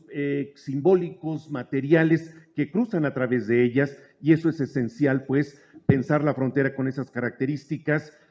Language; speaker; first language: Spanish; native; Spanish